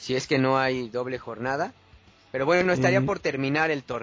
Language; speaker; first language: Spanish; native; Spanish